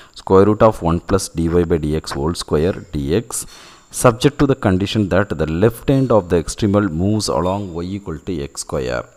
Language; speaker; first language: English; non-native, local second language; Tamil